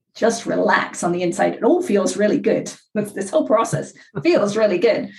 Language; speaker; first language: English; native; English